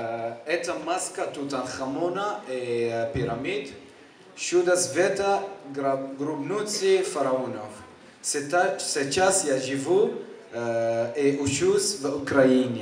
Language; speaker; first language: Russian; non-native, learner; Arabic